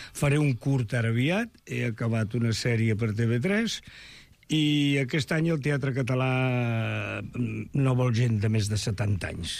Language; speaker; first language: Catalan; non-native, local second language; Spanish